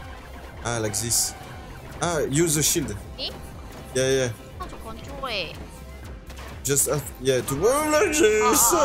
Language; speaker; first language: English; non-native, learner; French